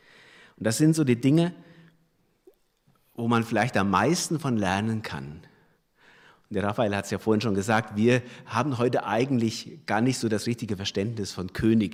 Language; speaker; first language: German; native; German